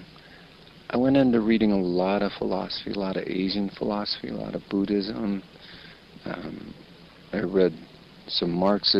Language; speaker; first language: English; native; English